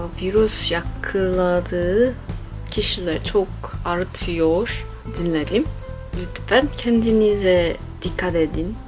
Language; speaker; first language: Turkish; non-native, learner; Korean